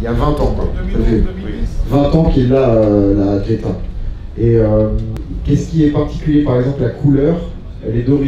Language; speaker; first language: French; native; French